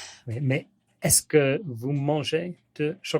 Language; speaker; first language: French; non-native, learner; English